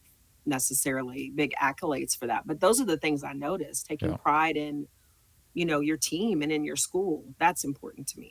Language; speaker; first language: English; native; English